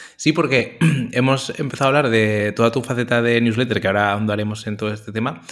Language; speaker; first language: Spanish; native; Spanish